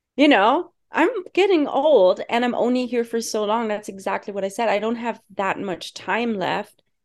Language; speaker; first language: English; non-native, fluent; German